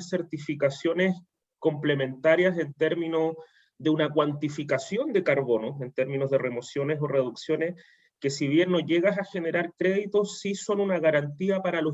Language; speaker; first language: Spanish; native; Spanish